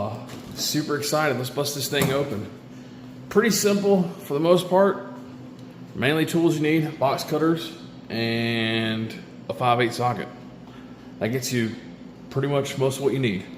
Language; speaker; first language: English; native; English